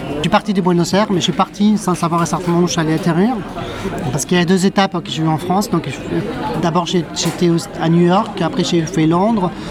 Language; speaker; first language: French; non-native, fluent; Spanish